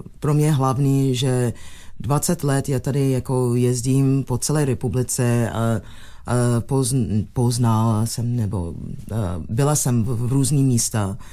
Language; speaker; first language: Czech; non-native, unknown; English